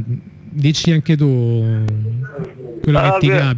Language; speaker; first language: Italian; native; Italian